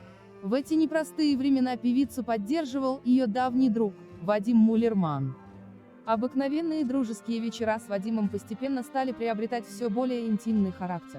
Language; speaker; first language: Russian; native; Russian